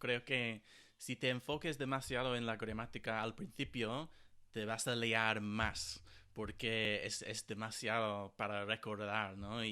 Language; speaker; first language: Spanish; non-native, fluent; English